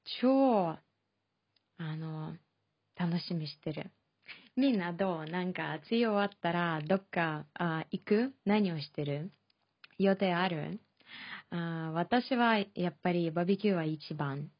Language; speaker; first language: Japanese; non-native, fluent; Chinese